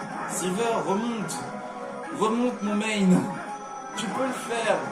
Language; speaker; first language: French; native; French